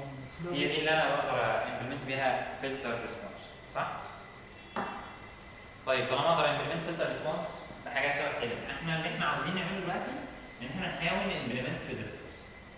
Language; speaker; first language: Arabic; native; Arabic